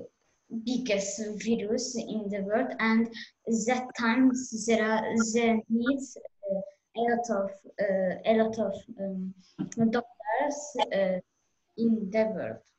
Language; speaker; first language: English; non-native, learner; Azerbaijani